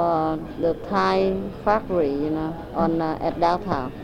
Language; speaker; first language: English; non-native, learner; Vietnamese